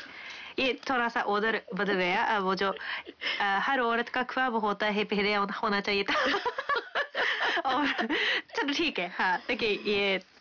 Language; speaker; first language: Hindi; non-native, fluent; Japanese